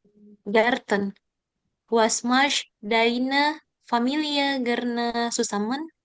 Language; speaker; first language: German; non-native, learner; Indonesian